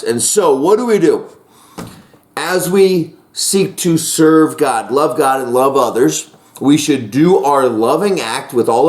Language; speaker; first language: English; native; English